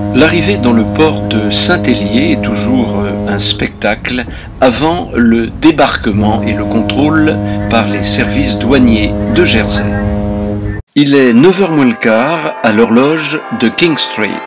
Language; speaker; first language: French; native; French